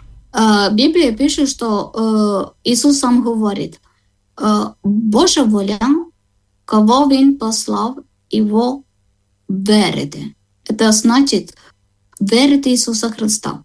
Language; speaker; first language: Ukrainian; non-native, learner; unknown